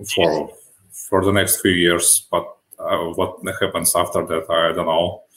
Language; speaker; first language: English; non-native, fluent; Russian